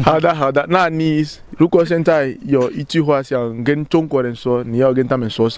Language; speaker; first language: Chinese; non-native, fluent; French